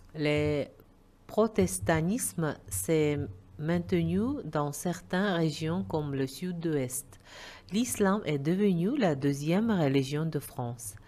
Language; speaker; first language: French; non-native, fluent; Uzbek